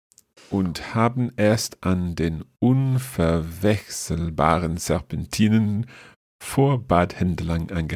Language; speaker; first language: German; non-native, fluent; English